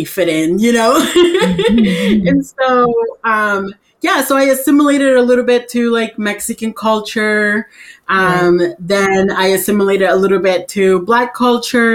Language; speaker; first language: English; early bilingual, other home language; Spanish